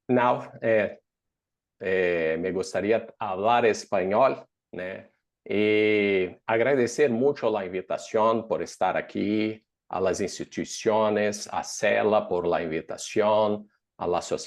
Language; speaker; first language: Spanish; non-native, fluent; Portuguese